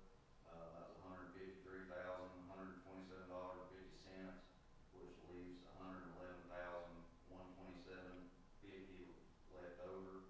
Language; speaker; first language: English; native; English